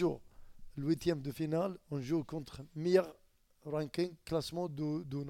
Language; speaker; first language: French; non-native, learner; Arabic